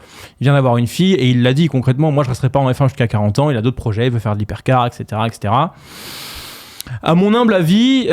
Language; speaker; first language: French; native; French